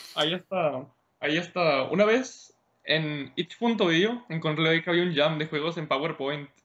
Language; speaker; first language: Spanish; native; Spanish